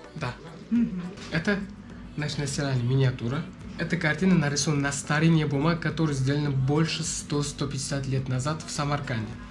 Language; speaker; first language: Russian; non-native, local second language; Uzbek